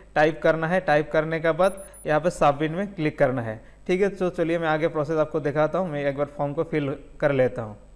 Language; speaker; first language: Hindi; non-native, local second language; Bangla